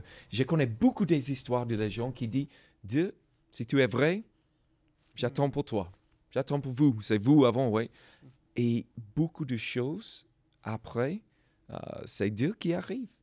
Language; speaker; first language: French; non-native, learner; English